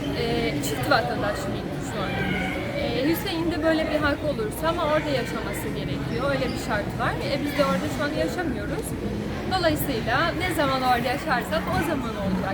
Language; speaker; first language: Turkish; non-native, fluent; Portuguese